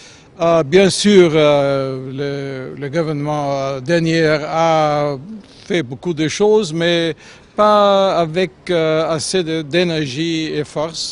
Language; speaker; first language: French; non-native, fluent; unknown